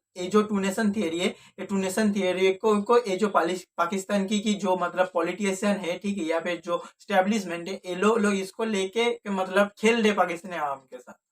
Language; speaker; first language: Hindi; native; Hindi